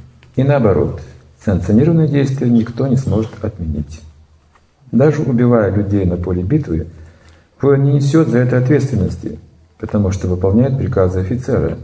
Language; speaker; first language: Russian; native; Russian